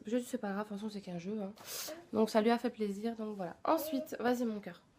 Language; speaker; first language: French; native; French